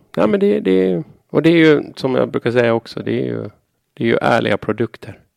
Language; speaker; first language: Swedish; native; Swedish